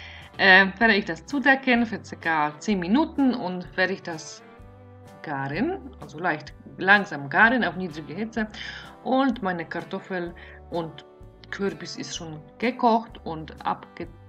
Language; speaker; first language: German; non-native, fluent; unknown